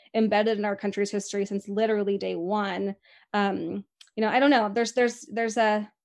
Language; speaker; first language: English; native; English